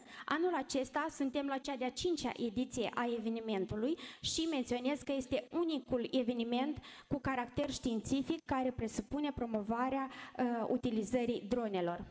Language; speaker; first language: Romanian; native; Romanian